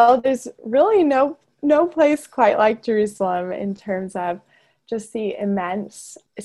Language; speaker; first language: English; native; English